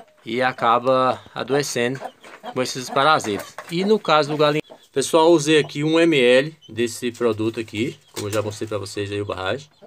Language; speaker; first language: Portuguese; native; Portuguese